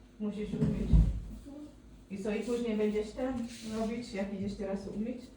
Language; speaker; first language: Polish; non-native, fluent; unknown